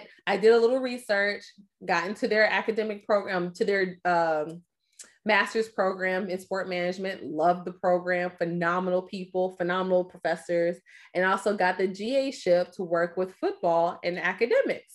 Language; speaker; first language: English; native; English